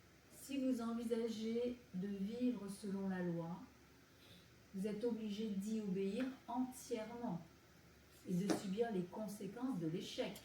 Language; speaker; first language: French; native; French